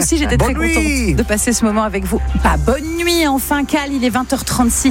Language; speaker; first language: French; native; French